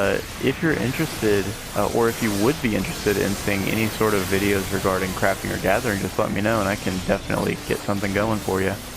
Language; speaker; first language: English; native; English